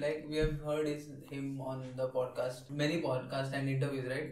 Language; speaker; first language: English; non-native, local second language; Telugu